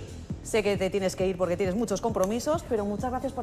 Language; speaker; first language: Spanish; native; Spanish